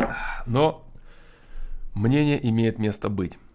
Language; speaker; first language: Russian; native; Russian